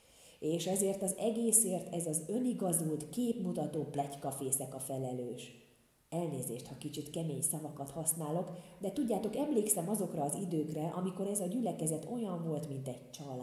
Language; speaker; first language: Hungarian; native; Hungarian